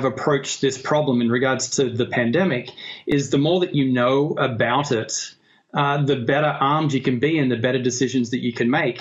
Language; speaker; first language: English; native; English